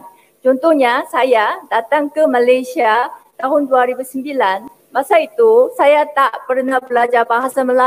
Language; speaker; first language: Indonesian; non-native, fluent; Korean